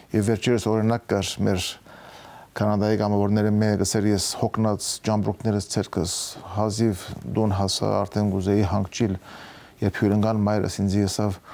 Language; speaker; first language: Armenian; early bilingual, heritage; Armenian